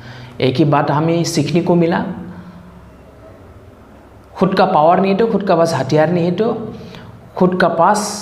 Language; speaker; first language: Hindi; non-native, local second language; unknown